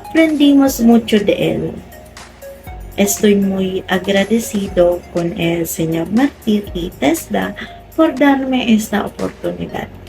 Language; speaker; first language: Spanish; non-native, learner; Filipino